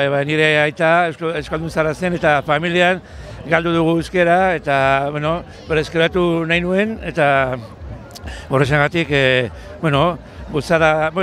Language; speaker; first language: Basque; non-native, local second language; Spanish